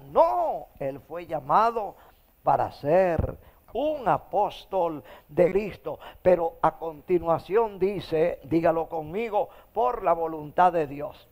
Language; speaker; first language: Spanish; native; Spanish